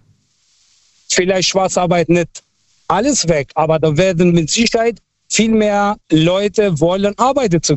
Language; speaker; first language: German; non-native, fluent; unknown